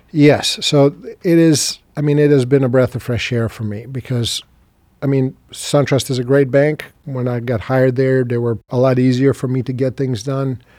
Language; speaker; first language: English; non-native, fluent; Serbian